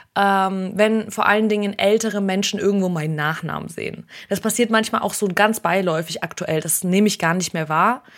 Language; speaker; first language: German; early bilingual, other home language; Russian